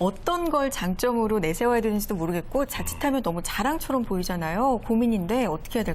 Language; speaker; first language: Korean; native; Korean